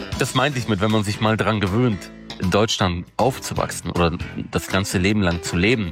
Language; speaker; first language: German; native; German